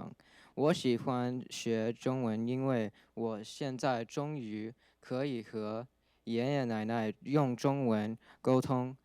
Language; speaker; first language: Chinese; non-native, learner; English